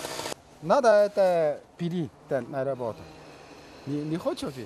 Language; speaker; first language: Russian; non-native, learner; Korean